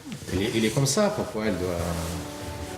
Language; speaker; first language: French; non-native, fluent; Portuguese